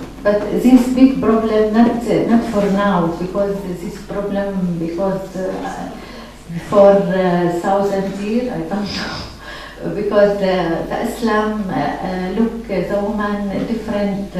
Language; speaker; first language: English; non-native, learner; Arabic